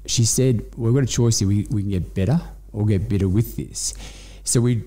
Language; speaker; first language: English; native; English